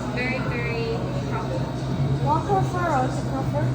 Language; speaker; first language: English; non-native, learner; Korean